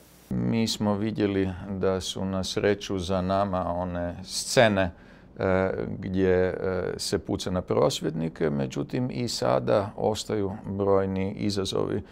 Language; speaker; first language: Serbian; native; Serbian